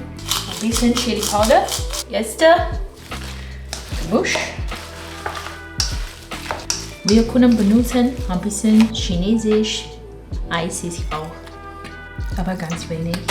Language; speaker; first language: German; non-native, learner; Chinese